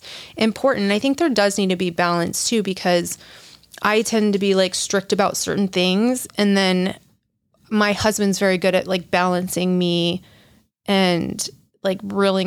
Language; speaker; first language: English; native; English